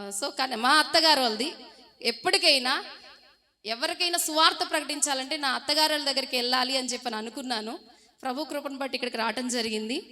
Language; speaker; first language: Telugu; non-native, fluent; Hindi